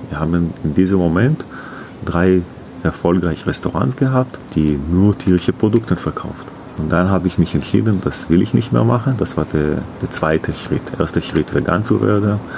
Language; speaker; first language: German; non-native, learner; Hebrew